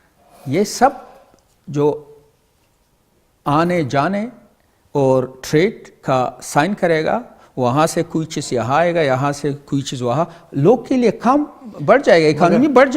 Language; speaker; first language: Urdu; non-native, learner; Pashto